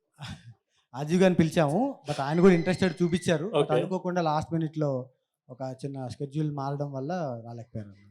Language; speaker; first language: Telugu; native; Telugu